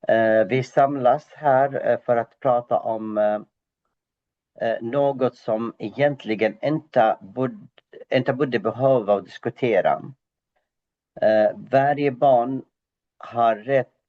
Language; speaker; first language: Swedish; non-native, fluent; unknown